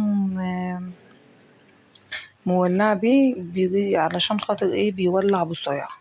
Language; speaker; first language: Arabic; native; Arabic